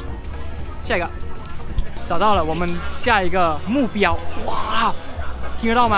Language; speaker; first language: Chinese; non-native, learner; Thai